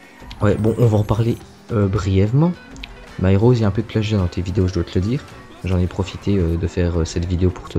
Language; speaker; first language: French; native; French